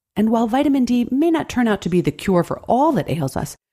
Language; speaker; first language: English; native; English